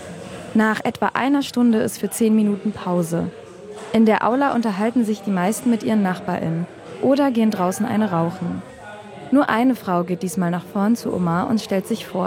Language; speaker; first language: German; native; German